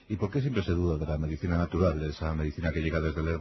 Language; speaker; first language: Spanish; native; Spanish